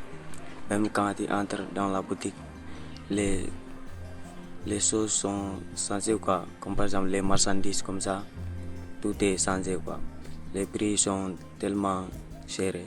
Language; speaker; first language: French; non-native, learner; Mandingo